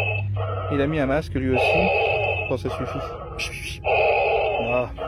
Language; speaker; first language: French; native; French